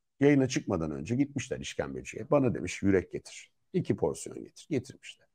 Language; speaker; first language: Turkish; native; Turkish